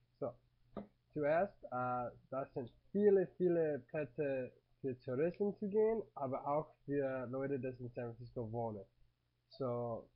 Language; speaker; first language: German; non-native, learner; English